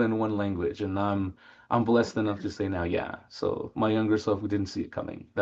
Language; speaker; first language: English; native; English